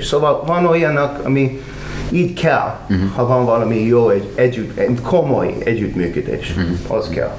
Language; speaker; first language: Hungarian; non-native, learner; English